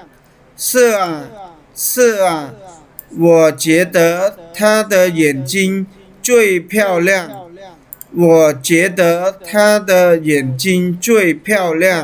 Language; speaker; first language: Chinese; non-native, fluent; Khmer